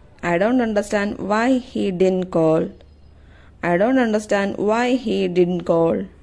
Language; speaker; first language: English; non-native, local second language; Malayalam